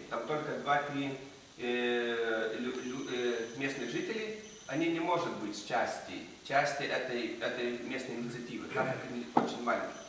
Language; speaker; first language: Russian; non-native, local second language; Lithuanian